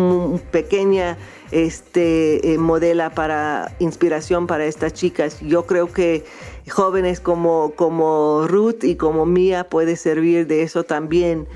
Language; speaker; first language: Spanish; non-native, fluent; English